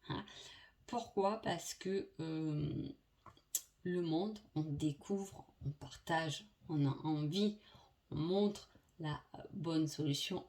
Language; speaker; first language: French; native; French